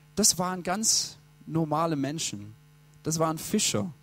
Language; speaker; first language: German; non-native, fluent; English